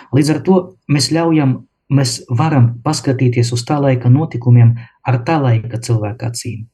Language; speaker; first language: Latvian; non-native, local second language; Russian